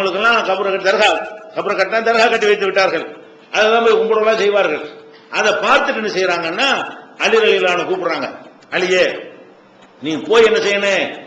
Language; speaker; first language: Tamil; native; Tamil